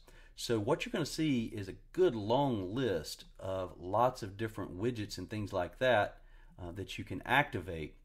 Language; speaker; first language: English; native; English